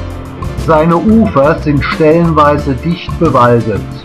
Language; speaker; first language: German; native; German